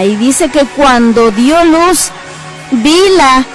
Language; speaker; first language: Spanish; native; Spanish